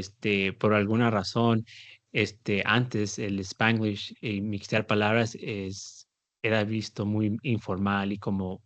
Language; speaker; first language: Spanish; early bilingual, heritage; Spanish